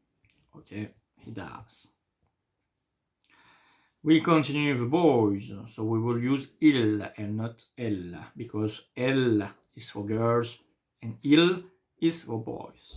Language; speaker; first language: English; non-native, fluent; French